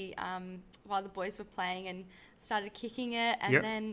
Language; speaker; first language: English; native; English